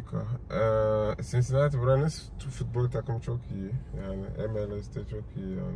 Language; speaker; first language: Turkish; non-native, fluent; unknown